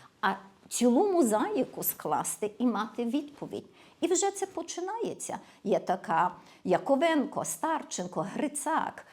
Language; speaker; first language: Ukrainian; early bilingual, heritage; Ukrainian